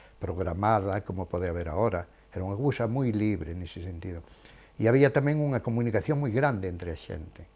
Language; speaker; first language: Galician; native; Galician